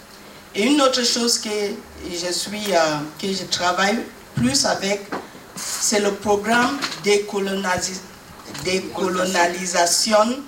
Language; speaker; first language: French; non-native, learner; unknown